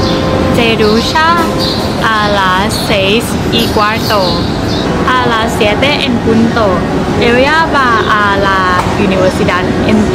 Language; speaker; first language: Spanish; non-native, learner; Thai